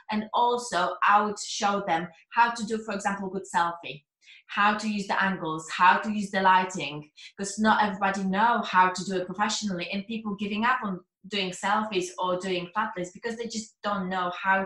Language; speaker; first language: English; non-native, fluent; Polish